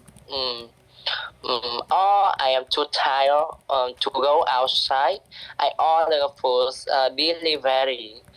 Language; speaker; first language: English; non-native, learner; Vietnamese